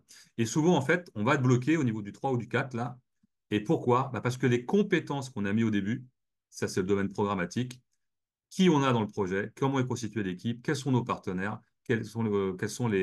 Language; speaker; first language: French; native; French